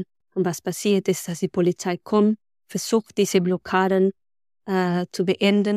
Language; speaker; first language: German; non-native, fluent; Spanish